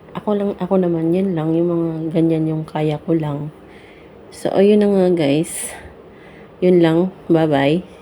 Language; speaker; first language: Filipino; non-native, local second language; Cebuano